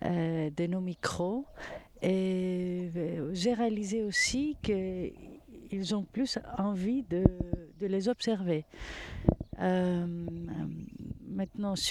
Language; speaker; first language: French; non-native, fluent; Greek